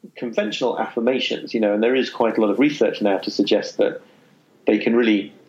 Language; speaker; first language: English; native; English